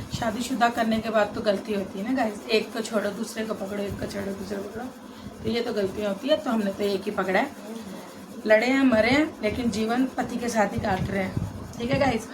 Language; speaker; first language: Hindi; native; Hindi